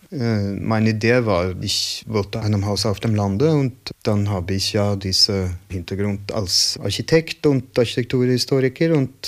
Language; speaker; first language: German; non-native, learner; Norwegian